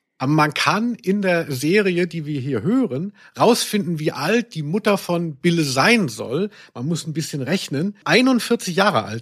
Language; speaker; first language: German; native; German